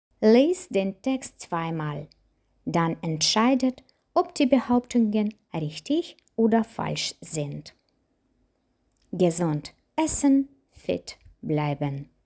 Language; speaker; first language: German; non-native, fluent; Ukrainian